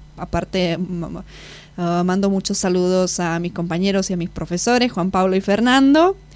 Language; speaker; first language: Spanish; non-native, fluent; Slovak